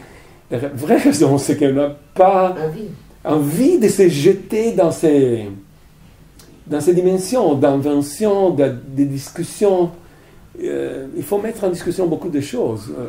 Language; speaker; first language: French; non-native, fluent; Italian